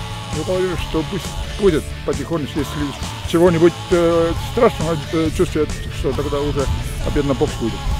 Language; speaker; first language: Russian; non-native, local second language; Latvian